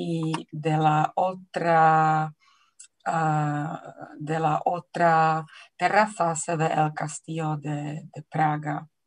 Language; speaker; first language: Spanish; non-native, fluent; Czech